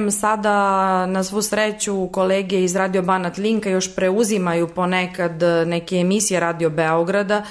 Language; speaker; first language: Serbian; early bilingual, heritage; Serbian